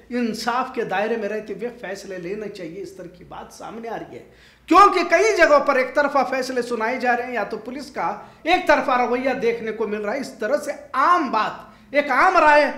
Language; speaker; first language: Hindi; non-native, local second language; Urdu